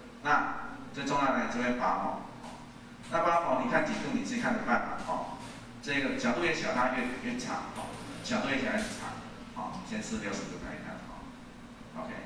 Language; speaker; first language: Chinese; native; Chinese